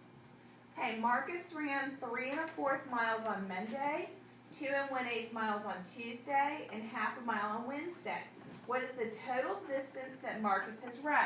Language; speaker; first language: English; native; English